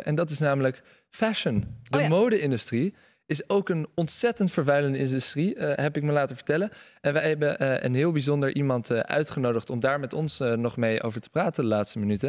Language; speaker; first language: Dutch; native; Dutch